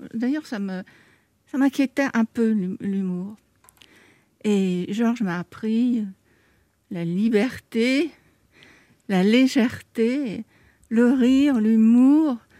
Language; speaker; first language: French; native; French